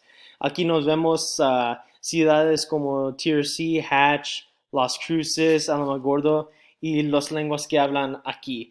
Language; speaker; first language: Spanish; non-native, learner; English